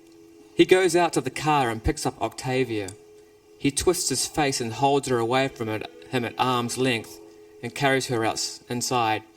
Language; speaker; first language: English; native; English